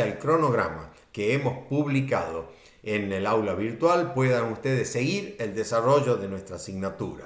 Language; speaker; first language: Spanish; native; Spanish